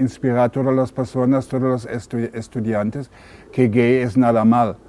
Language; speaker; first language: Spanish; non-native, learner; German